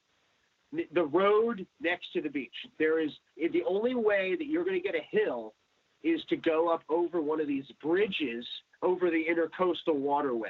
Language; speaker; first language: English; native; English